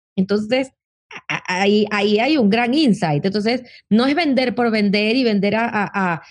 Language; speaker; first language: Spanish; native; Spanish